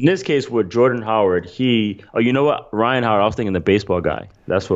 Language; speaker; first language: English; native; English